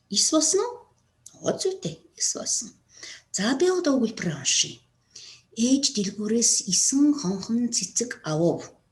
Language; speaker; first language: Mongolian; non-native, local second language; Kazakh